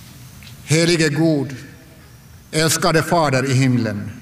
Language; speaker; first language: Swedish; non-native, local second language; Finnish